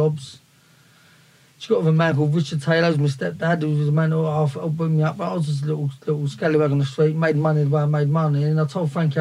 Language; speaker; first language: English; native; English